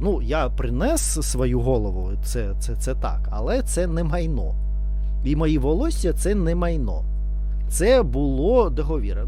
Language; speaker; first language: Ukrainian; non-native, learner; Russian